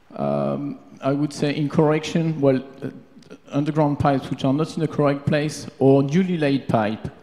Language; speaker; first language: English; non-native, fluent; French